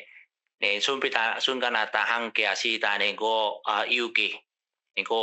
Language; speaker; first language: Finnish; non-native, fluent; Vietnamese